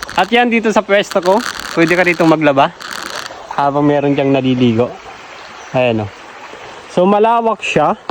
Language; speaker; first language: Filipino; native; Filipino